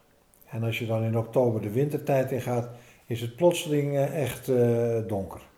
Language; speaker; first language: Dutch; native; Dutch